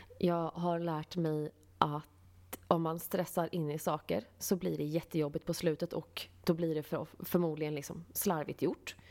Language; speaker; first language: Swedish; native; Swedish